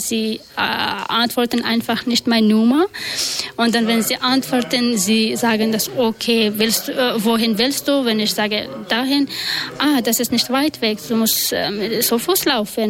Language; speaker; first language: German; non-native, learner; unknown